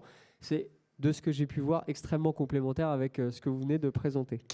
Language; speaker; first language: French; native; French